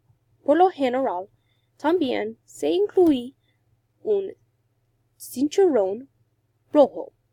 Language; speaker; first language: Spanish; non-native, learner; English